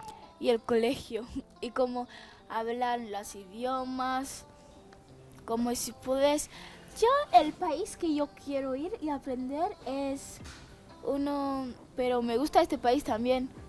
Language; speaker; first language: Spanish; early bilingual, other home language; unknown